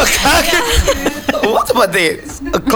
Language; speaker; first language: English; non-native, learner; Indonesian